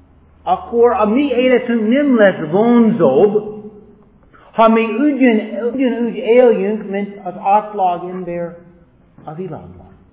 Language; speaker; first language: Hungarian; non-native, fluent; English